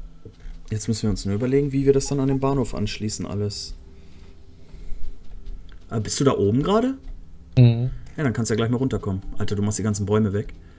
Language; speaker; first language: German; native; German